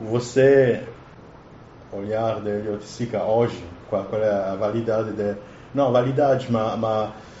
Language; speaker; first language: Portuguese; non-native, learner; Italian